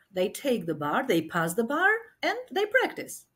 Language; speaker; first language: English; non-native, fluent; Albanian